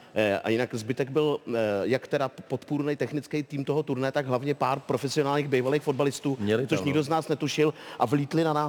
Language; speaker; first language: Czech; native; Czech